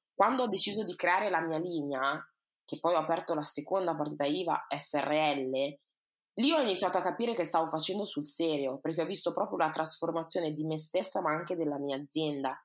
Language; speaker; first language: Italian; early bilingual, other home language; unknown